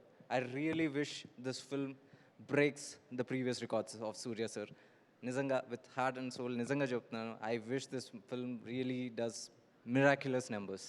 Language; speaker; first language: Telugu; native; Telugu